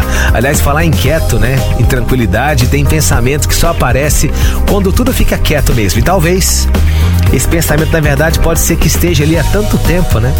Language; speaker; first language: Portuguese; native; Portuguese